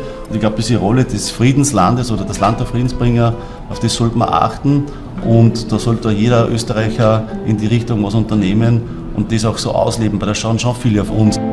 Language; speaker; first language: German; native; German